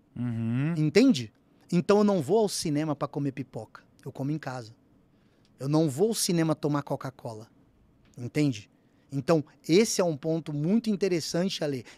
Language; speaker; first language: Portuguese; native; Portuguese